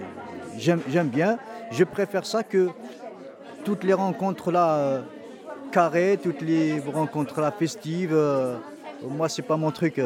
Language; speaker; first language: French; non-native, local second language; Kabyle